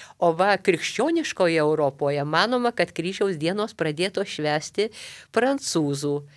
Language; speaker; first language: Lithuanian; native; Lithuanian